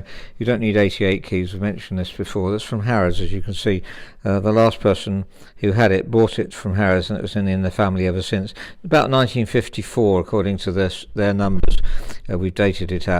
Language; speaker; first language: English; native; English